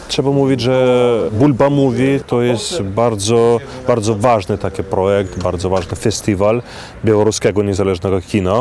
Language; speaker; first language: Polish; non-native, fluent; Belarusian